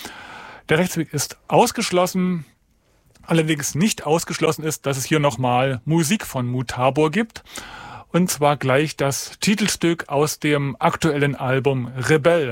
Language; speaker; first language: German; native; German